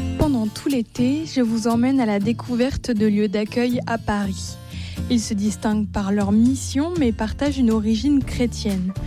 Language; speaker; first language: French; native; French